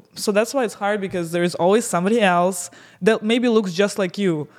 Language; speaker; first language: English; non-native, fluent; Russian